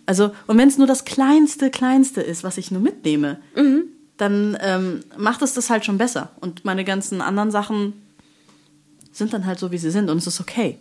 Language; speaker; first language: German; native; German